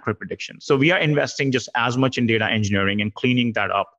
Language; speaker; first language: English; non-native, local second language; Hindi